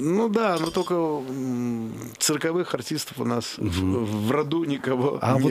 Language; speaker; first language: Russian; non-native, local second language; Azerbaijani